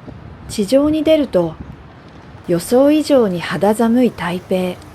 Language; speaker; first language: Japanese; native; Japanese